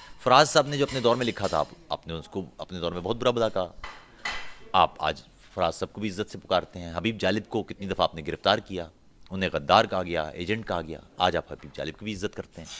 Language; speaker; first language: Urdu; non-native, local second language; Punjabi